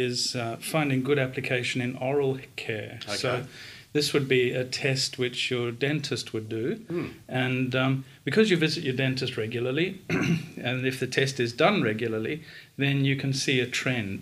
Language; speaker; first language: English; native; English